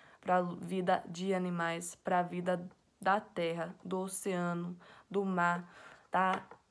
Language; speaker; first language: Portuguese; non-native, fluent; English